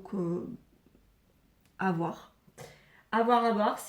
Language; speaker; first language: French; native; French